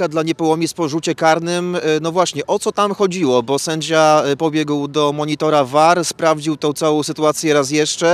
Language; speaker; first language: Polish; native; Polish